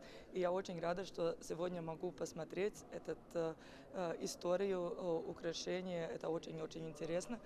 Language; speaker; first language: Russian; non-native, fluent; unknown